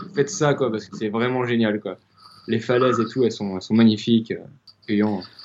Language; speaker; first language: French; native; French